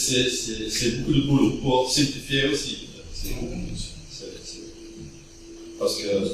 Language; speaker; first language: French; non-native, fluent; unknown